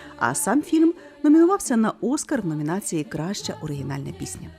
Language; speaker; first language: Ukrainian; native; Ukrainian